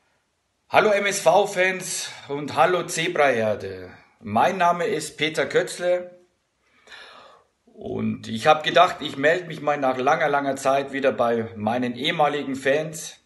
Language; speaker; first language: German; native; German